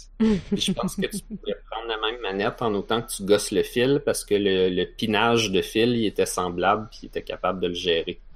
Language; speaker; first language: French; native; French